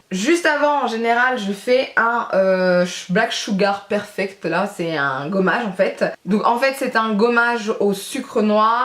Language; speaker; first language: French; native; French